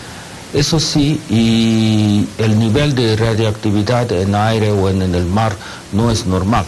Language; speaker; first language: Spanish; non-native, learner; Japanese